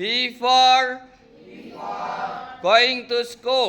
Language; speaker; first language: English; non-native, fluent; Indonesian